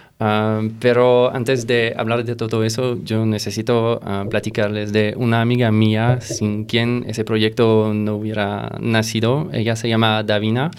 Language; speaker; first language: Spanish; non-native, fluent; French